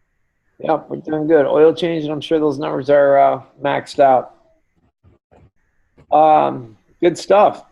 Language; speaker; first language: English; native; English